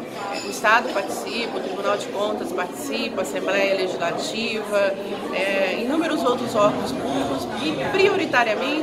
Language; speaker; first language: Portuguese; native; Portuguese